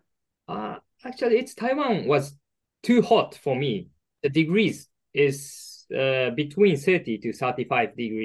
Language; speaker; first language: English; non-native, learner; Japanese